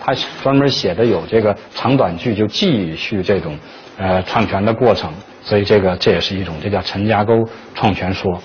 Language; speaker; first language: Chinese; native; Chinese